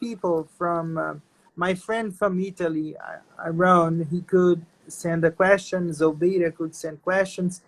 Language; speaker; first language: English; non-native, fluent; Portuguese